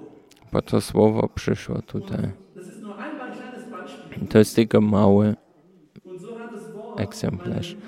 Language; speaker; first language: Polish; early bilingual, heritage; Polish